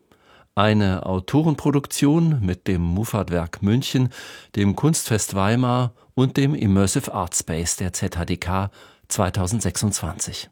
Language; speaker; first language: German; native; German